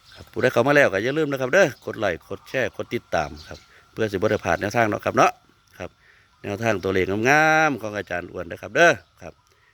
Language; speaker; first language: Thai; native; Thai